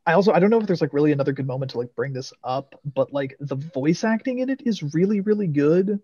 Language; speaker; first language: English; native; English